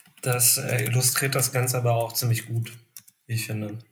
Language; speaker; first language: German; native; German